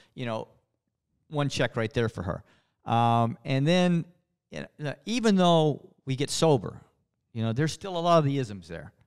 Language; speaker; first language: English; native; English